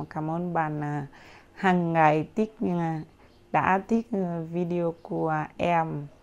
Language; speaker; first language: Vietnamese; non-native, learner; Portuguese